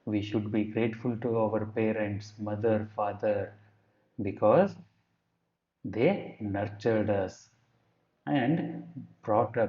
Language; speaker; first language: English; non-native, local second language; Kannada